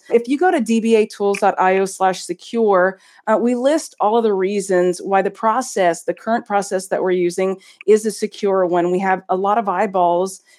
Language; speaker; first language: English; native; English